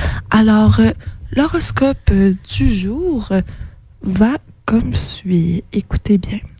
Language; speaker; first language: French; native; French